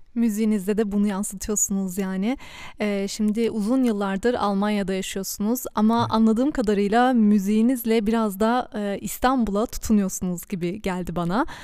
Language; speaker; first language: Turkish; early bilingual, heritage; Turkish